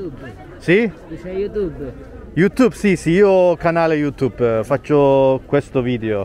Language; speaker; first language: Italian; non-native, learner; Turkish